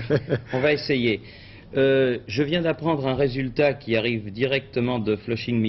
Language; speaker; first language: French; native; French